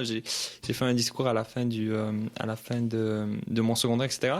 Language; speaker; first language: French; early bilingual, other home language; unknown